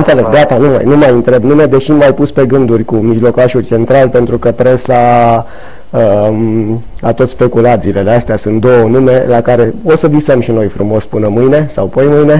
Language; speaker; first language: Romanian; native; Romanian